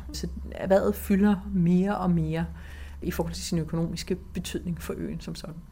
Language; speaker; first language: Danish; native; Danish